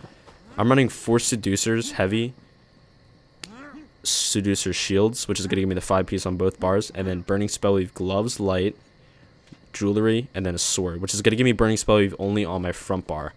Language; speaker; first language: English; native; English